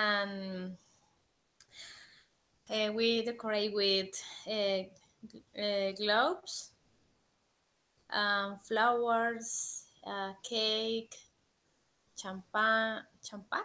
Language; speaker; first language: English; non-native, learner; Spanish